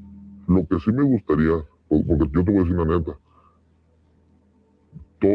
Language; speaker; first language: Spanish; native; Spanish